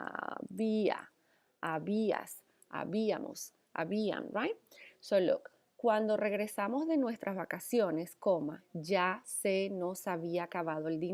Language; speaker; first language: Spanish; native; Spanish